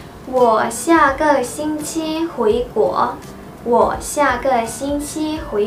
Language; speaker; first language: Chinese; non-native, fluent; Indonesian